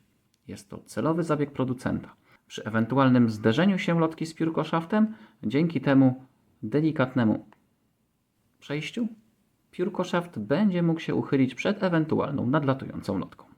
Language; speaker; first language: Polish; native; Polish